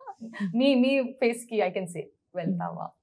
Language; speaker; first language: Telugu; non-native, learner; Kannada